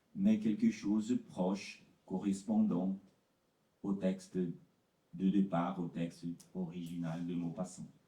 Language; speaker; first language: French; non-native, fluent; Portuguese